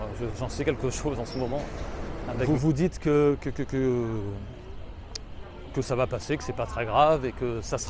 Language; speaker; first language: French; native; French